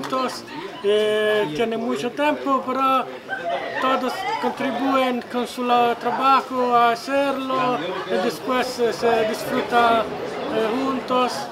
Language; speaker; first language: Spanish; non-native, fluent; Italian